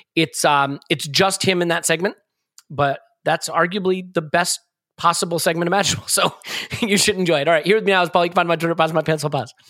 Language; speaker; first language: English; native; English